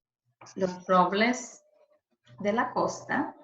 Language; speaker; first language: Spanish; early bilingual, heritage; Spanish